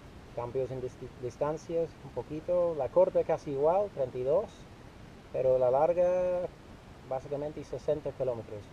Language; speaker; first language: Spanish; non-native, fluent; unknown